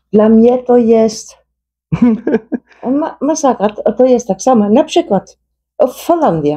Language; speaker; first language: Polish; non-native, learner; Dutch